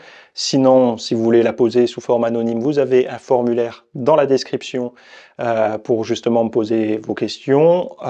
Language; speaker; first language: French; native; French